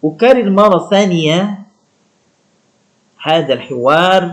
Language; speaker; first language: Arabic; non-native, learner; Indonesian